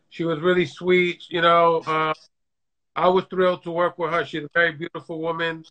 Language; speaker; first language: English; native; English